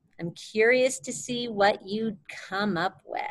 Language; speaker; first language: English; native; English